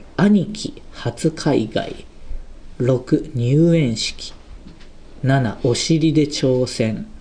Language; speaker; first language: Japanese; native; Japanese